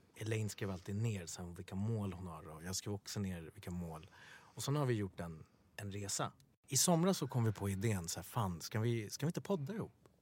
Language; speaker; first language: Swedish; early bilingual, other home language; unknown